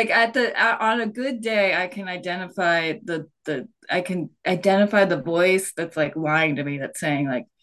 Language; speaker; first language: English; native; English